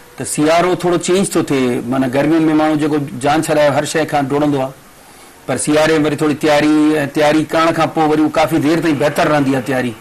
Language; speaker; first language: Sindhi; native; Sindhi